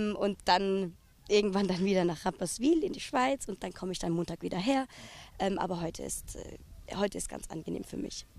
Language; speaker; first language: German; native; German